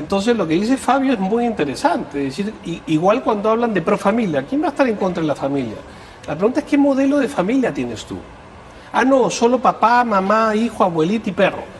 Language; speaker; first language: Spanish; native; Spanish